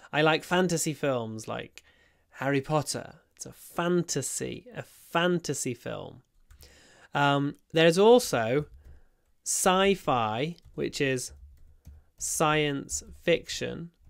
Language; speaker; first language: English; native; English